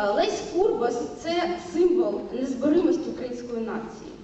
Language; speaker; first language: Ukrainian; non-native, local second language; Russian